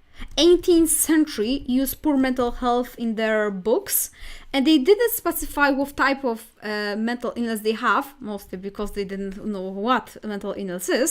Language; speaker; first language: English; non-native, fluent; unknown